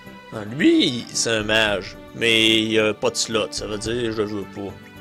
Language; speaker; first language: French; native; French